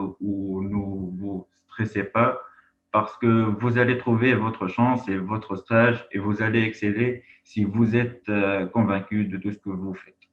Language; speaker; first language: French; non-native, local second language; Arabic